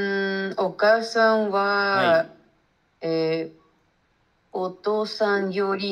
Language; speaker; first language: Japanese; non-native, learner; Spanish